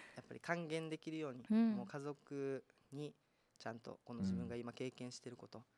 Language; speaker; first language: Japanese; native; Japanese